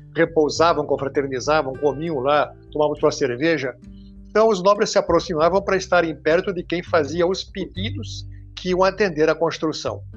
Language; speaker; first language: Portuguese; non-native, fluent; Hebrew